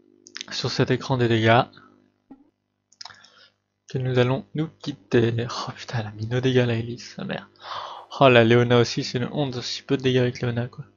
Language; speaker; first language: French; native; French